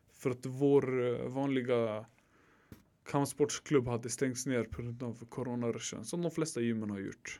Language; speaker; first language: Swedish; early bilingual, other home language; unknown